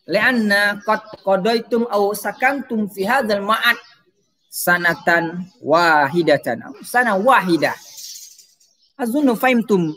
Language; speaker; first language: Arabic; non-native, fluent; Indonesian